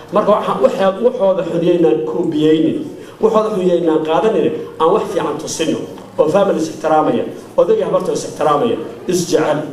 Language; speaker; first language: Somali; native; Somali